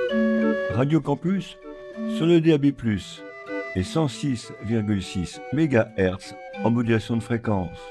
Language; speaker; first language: French; native; French